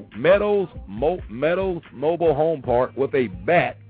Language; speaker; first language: English; native; English